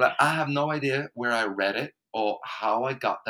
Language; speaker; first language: English; non-native, fluent; Dutch